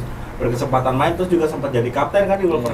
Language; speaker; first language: Indonesian; native; Indonesian